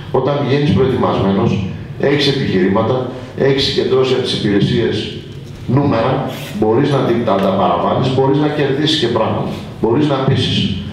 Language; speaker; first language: Greek; native; Greek